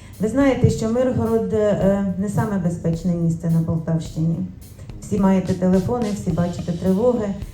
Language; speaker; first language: Ukrainian; native; Ukrainian